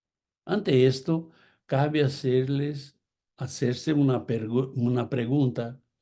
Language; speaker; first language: Spanish; non-native, fluent; Portuguese